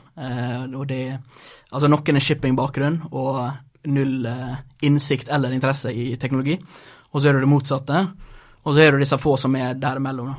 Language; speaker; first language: Norwegian; early bilingual, other home language; Swedish